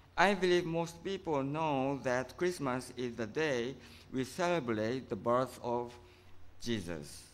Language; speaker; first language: English; non-native, fluent; Japanese